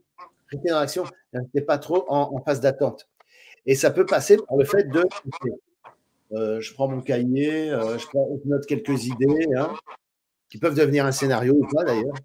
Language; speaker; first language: French; native; French